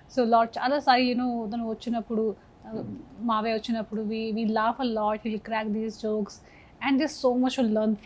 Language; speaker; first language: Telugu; non-native, fluent; Hindi